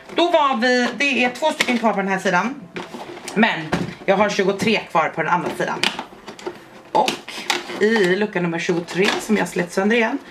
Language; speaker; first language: Swedish; native; Swedish